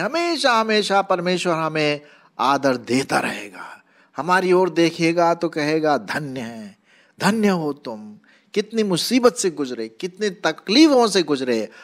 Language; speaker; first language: Hindi; non-native, local second language; Marathi